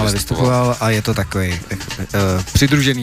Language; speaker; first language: Czech; native; Czech